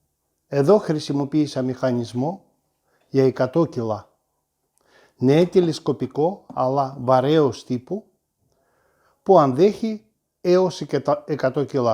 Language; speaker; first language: Greek; non-native, fluent; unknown